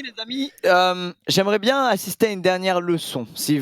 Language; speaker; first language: French; native; French